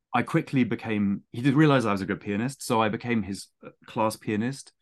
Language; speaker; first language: English; native; English